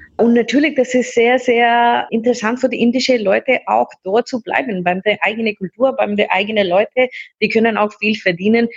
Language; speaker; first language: German; non-native, learner; Hindi